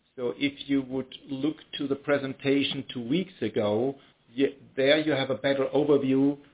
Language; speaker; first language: English; non-native, fluent; German